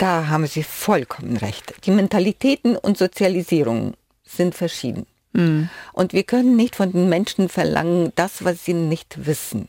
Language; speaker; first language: German; non-native, fluent; Ukrainian